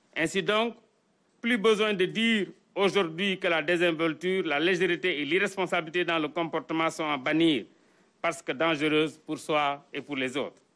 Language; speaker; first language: French; non-native, local second language; Wolof